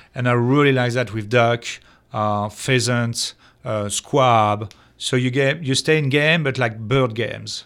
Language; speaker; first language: English; non-native, fluent; French